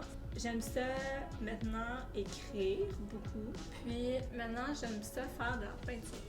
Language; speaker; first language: French; native; French